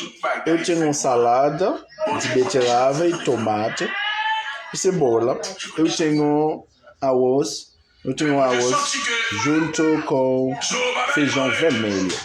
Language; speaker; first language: Portuguese; non-native, learner; Haitian Creole